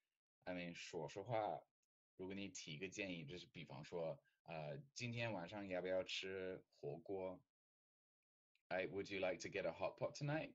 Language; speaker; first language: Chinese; non-native, fluent; English